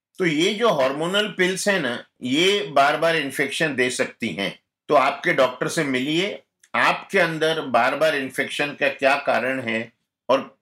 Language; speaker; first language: Hindi; non-native, local second language; Gujarati